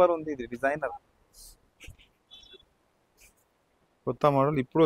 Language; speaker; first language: Telugu; non-native, local second language; Urdu